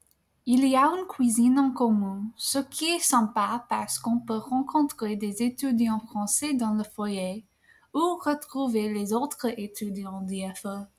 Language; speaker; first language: French; non-native, fluent; English